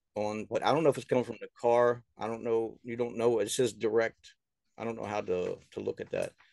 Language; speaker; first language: English; native; English